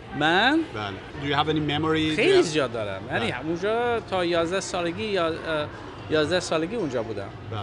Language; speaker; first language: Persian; non-native, fluent; English